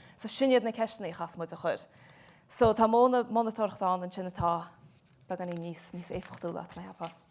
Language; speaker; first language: Irish; native; Irish